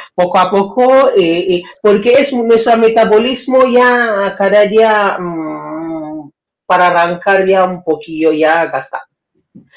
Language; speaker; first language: Spanish; non-native, fluent; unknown